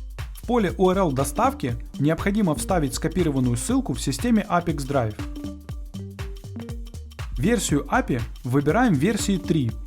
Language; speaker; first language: Russian; native; Russian